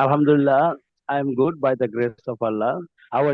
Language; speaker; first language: English; non-native, learner; Bangla